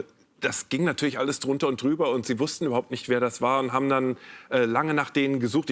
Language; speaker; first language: German; native; German